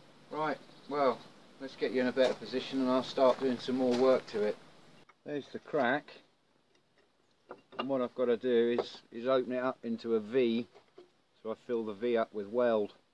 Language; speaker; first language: English; native; English